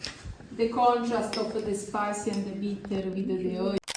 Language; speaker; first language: English; non-native, learner; Italian